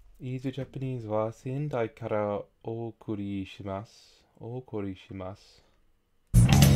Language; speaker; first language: Japanese; non-native, learner; English